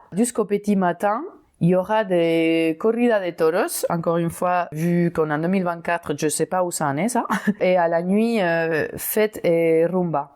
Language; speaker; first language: French; non-native, fluent; Spanish